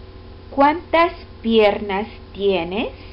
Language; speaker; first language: Spanish; non-native, fluent; English